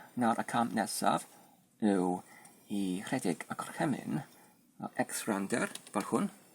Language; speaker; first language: Welsh; non-native, learner; Polish